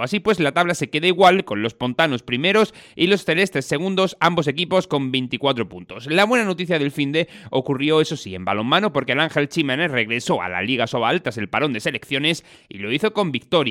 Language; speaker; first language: Spanish; native; Spanish